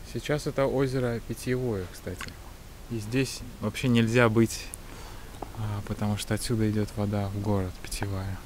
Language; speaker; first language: Russian; native; Russian